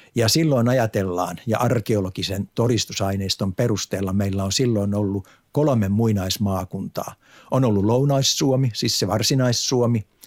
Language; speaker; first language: Finnish; native; Finnish